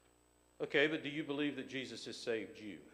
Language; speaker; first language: English; native; English